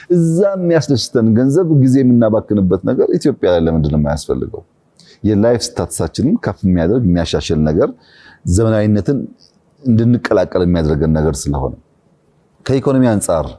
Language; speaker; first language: Amharic; non-native, local second language; Oromo